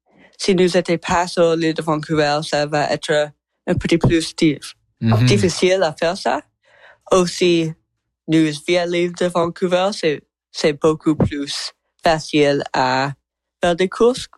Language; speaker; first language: French; non-native, learner; English